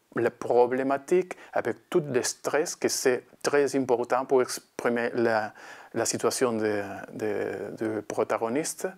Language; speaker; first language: French; non-native, learner; Spanish